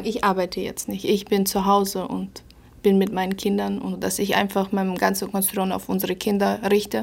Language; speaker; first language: German; early bilingual, other home language; Russian